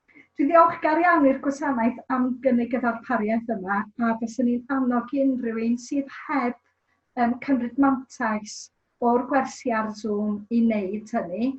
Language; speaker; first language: Welsh; native; Welsh